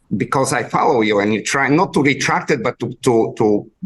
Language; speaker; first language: English; non-native, fluent; Bulgarian